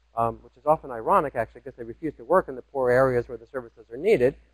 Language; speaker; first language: English; native; English